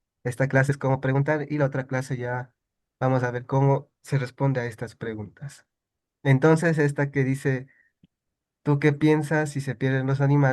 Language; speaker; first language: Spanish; non-native, local second language; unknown